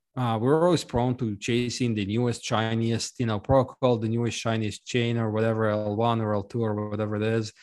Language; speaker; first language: English; non-native, fluent; Russian